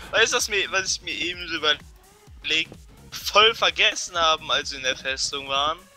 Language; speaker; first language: German; native; German